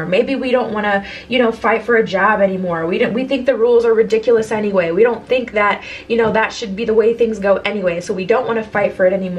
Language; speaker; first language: English; native; English